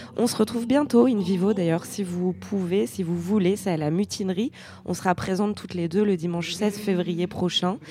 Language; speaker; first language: French; native; French